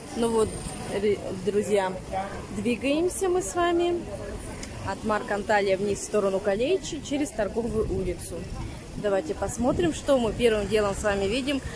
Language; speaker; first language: Russian; native; Russian